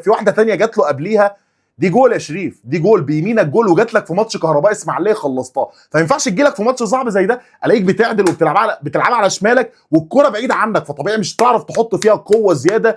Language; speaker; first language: Arabic; native; Arabic